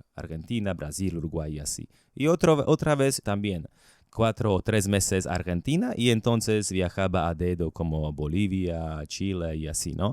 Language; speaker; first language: Spanish; non-native, learner; Slovak